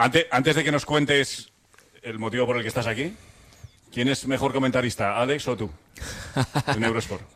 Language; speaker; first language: Spanish; native; Spanish